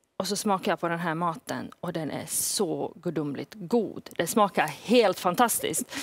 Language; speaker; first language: Swedish; early bilingual, other home language; Bosnian